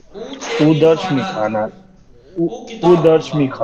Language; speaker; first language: Persian; non-native, learner; Urdu